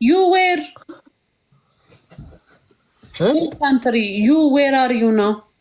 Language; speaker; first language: English; non-native, learner; Amharic